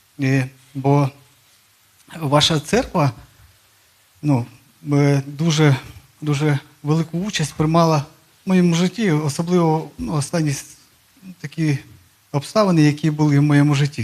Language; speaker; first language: Ukrainian; non-native, local second language; Russian